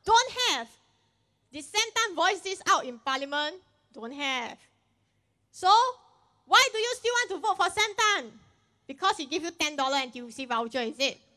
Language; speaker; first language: English; non-native, local second language; Chinese